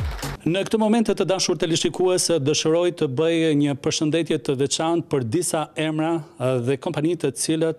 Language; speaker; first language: Albanian; native; Albanian